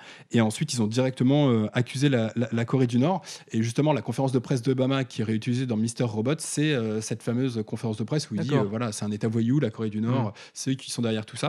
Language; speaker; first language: French; native; French